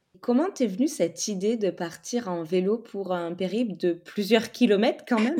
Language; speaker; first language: French; native; French